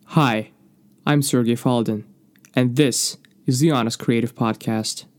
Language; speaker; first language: English; non-native, fluent; Russian